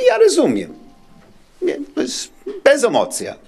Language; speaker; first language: Polish; non-native, learner; English